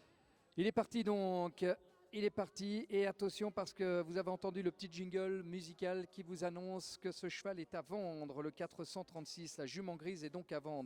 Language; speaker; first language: French; native; French